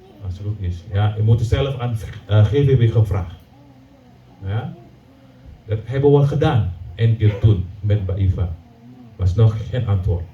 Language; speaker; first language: Dutch; non-native, learner; Indonesian